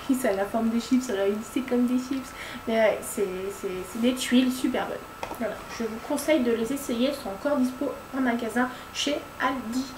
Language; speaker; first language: French; native; French